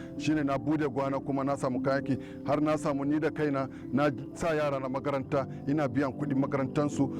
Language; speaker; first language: Hausa; non-native, local second language; Kanuri